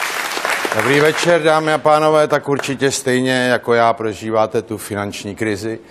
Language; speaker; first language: Czech; native; Czech